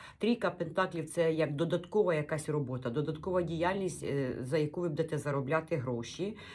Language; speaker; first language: Ukrainian; non-native, local second language; Russian